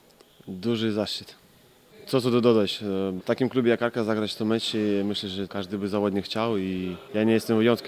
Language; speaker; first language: Polish; non-native, fluent; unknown